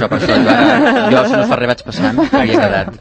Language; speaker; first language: Catalan; native; Catalan